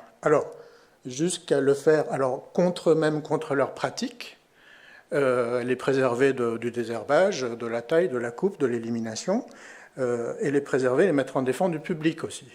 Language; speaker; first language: French; native; French